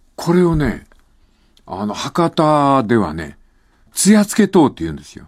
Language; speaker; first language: Japanese; native; Japanese